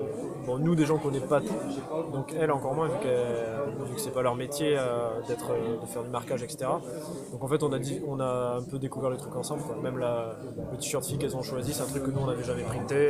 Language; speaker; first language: French; native; French